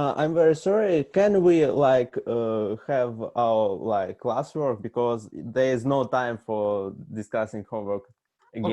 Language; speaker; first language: English; non-native, fluent; Russian